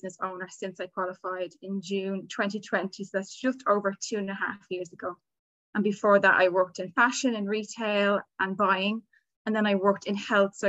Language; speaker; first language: English; native; English